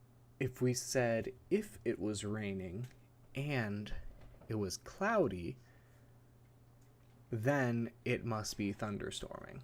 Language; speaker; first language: English; native; English